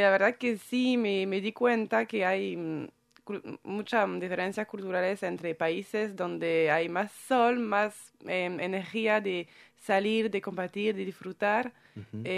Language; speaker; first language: Spanish; non-native, fluent; French